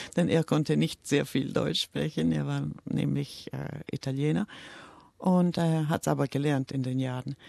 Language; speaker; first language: German; early bilingual, heritage; German